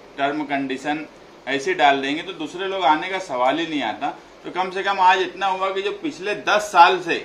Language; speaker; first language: Hindi; non-native, local second language; Urdu